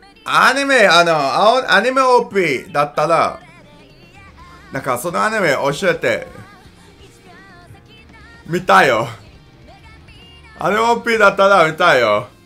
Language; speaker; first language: Japanese; non-native, learner; English